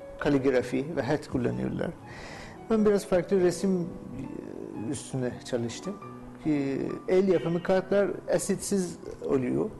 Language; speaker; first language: Turkish; non-native, fluent; Persian